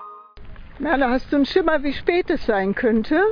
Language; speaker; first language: German; native; German